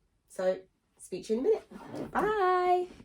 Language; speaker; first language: English; native; English